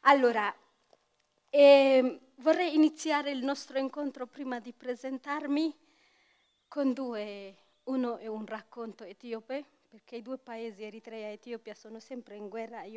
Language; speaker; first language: Italian; non-native, fluent; Tigrinya